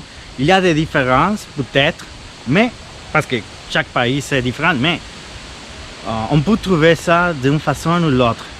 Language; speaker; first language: French; non-native, fluent; Spanish